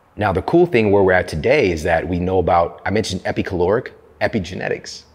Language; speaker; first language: English; native; English